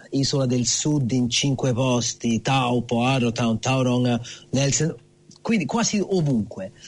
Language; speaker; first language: Italian; early bilingual, heritage; Italian